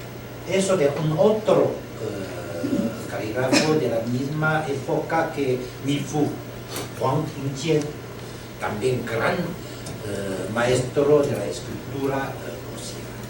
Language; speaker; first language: Spanish; non-native, learner; Chinese